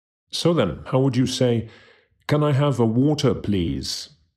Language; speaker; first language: English; native; English